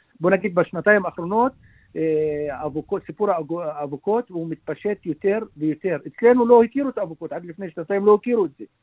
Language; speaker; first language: Hebrew; non-native, local second language; Arabic